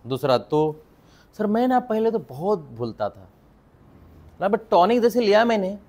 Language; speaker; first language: Hindi; non-native, local second language; Marathi